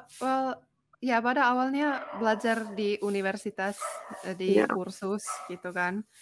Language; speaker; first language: Indonesian; non-native, fluent; Finnish